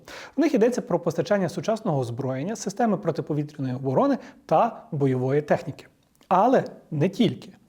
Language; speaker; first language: Ukrainian; native; Ukrainian